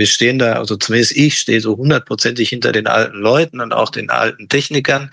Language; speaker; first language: German; native; German